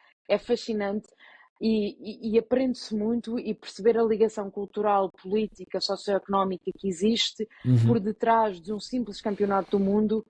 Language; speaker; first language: Portuguese; native; Portuguese